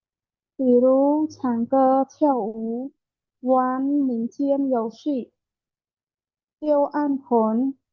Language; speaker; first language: Chinese; non-native, learner; Khmer